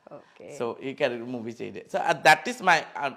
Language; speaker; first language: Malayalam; non-native, fluent; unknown